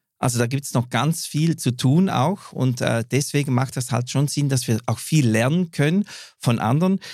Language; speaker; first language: German; native; German